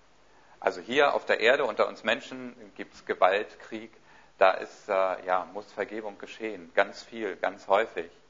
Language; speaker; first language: German; native; German